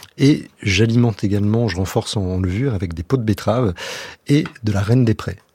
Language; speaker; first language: French; native; French